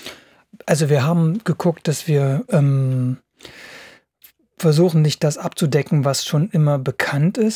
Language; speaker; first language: German; native; German